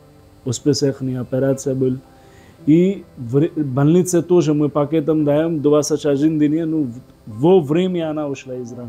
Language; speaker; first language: Russian; non-native, learner; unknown